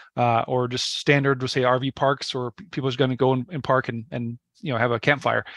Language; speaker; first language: English; native; English